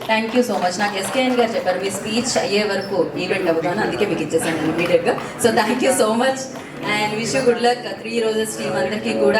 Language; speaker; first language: Telugu; native; Telugu